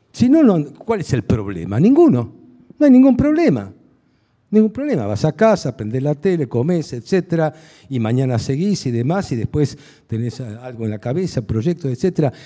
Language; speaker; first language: Spanish; early bilingual, other home language; Hungarian